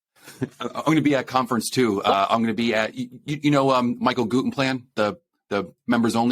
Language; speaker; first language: English; native; English